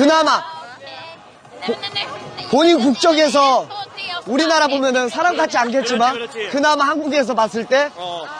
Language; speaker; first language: Korean; native; Korean